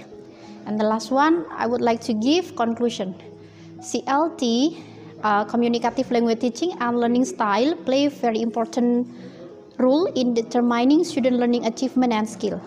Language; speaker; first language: English; non-native, fluent; Indonesian